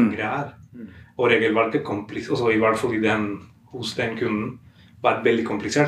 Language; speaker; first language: Norwegian; non-native, fluent; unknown